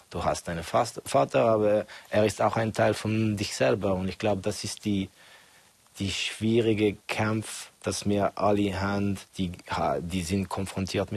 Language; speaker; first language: German; non-native, fluent; Estonian